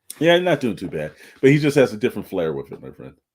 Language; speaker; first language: English; native; English